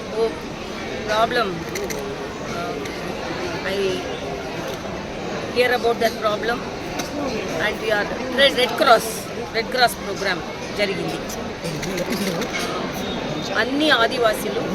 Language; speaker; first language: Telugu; non-native, learner; Tamil